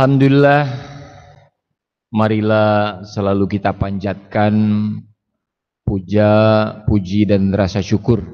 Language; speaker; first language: Indonesian; native; Indonesian